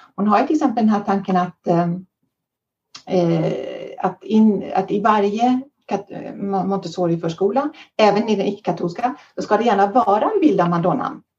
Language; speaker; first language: Swedish; early bilingual, heritage; Swedish